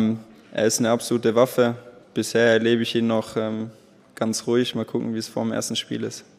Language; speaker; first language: German; native; German